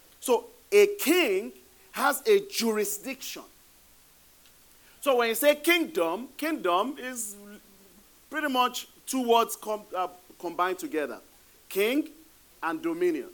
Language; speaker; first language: English; non-native, local second language; Yoruba